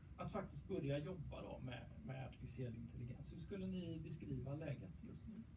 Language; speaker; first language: Swedish; native; Swedish